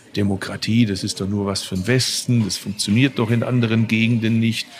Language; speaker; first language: German; early bilingual, other home language; Turkish